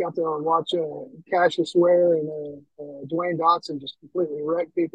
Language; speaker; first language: English; native; English